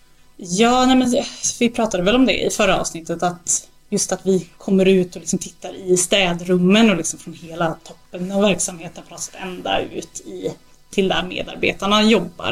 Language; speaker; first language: Swedish; native; Swedish